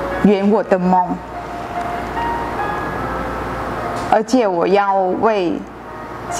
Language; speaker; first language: Chinese; non-native, fluent; Vietnamese